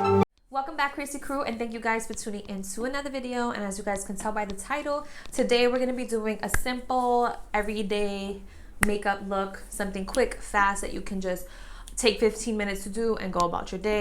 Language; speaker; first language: English; native; English